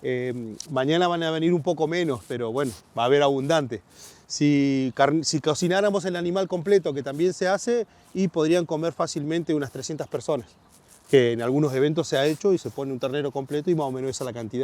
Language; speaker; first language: Spanish; native; Spanish